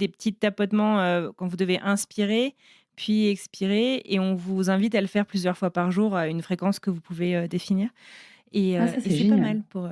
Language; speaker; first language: French; native; French